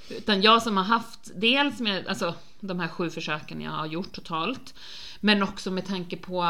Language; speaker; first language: Swedish; native; Swedish